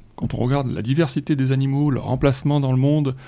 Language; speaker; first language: French; native; French